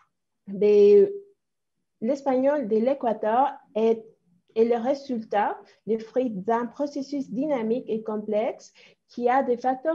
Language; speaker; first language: French; non-native, fluent; Spanish